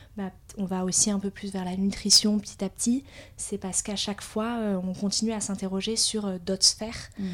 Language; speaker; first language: French; native; French